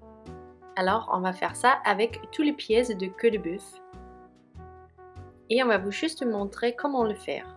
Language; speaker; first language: French; non-native, fluent; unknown